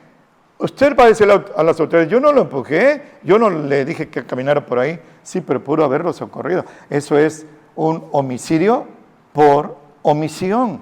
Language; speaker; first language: Spanish; native; Spanish